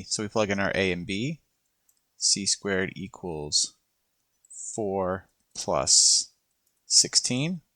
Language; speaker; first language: English; native; English